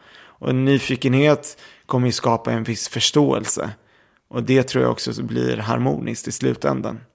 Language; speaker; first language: Swedish; early bilingual, other home language; Arabic